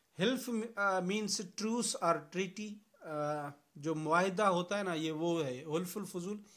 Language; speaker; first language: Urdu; non-native, local second language; Sindhi